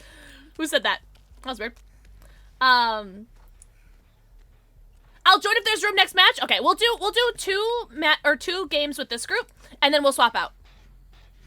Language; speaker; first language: English; native; English